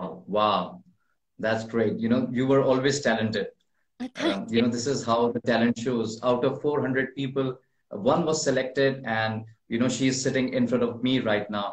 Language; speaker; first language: English; non-native, local second language; Urdu